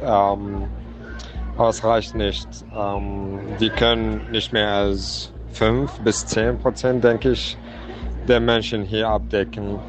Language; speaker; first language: German; non-native, fluent; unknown